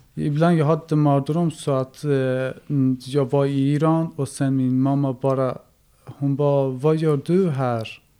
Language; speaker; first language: Swedish; non-native, fluent; Persian